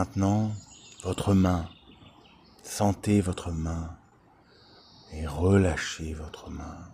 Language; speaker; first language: French; native; French